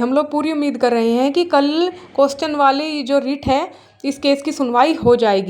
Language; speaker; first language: Hindi; native; Hindi